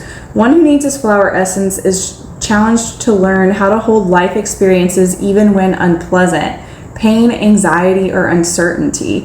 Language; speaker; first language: English; native; English